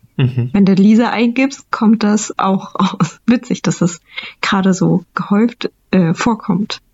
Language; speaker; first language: German; early bilingual, other home language; Vietnamese